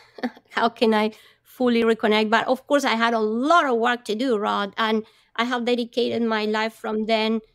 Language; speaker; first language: English; non-native, fluent; Spanish